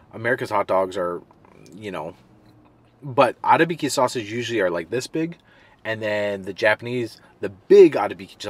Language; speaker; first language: English; native; English